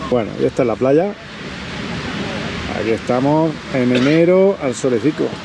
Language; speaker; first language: Spanish; native; Spanish